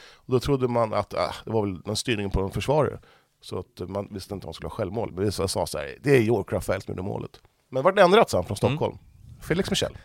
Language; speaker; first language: Swedish; native; Swedish